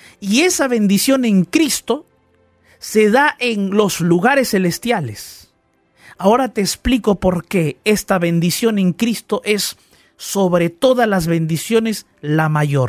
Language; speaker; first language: Spanish; native; Spanish